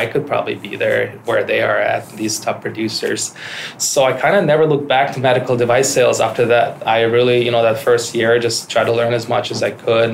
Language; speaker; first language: English; non-native, fluent; Ukrainian